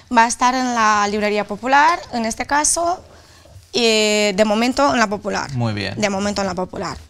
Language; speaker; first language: Spanish; non-native, fluent; Romanian